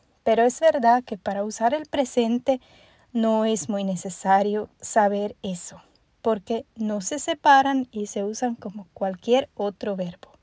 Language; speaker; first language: Spanish; non-native, fluent; German